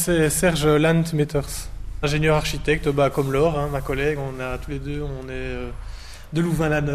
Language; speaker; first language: French; native; French